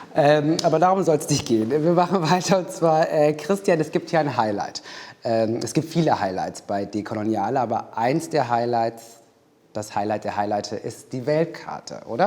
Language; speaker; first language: German; native; German